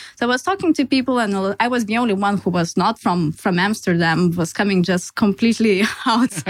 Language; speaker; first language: English; non-native, fluent; Lithuanian